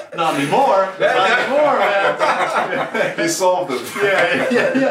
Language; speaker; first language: English; native; English